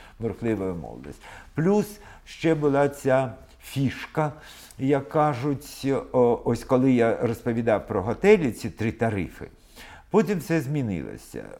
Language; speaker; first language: Ukrainian; non-native, local second language; Russian